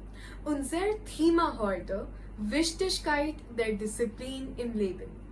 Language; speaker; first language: German; non-native, learner; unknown